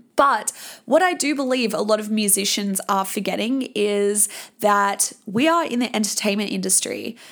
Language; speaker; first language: English; native; English